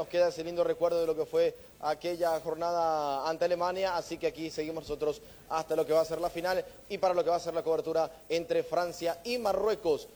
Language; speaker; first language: Spanish; native; Spanish